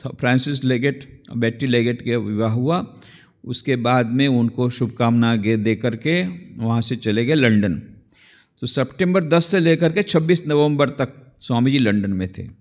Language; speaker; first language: Hindi; non-native, local second language; Gujarati